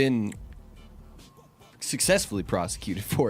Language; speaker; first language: English; native; English